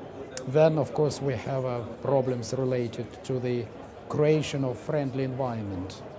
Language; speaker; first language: English; non-native, fluent; Russian